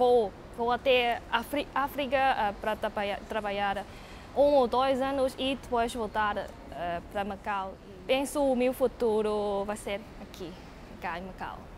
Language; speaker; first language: Portuguese; non-native, fluent; Cantonese